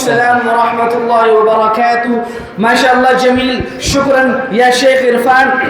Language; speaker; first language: Arabic; non-native, learner; Urdu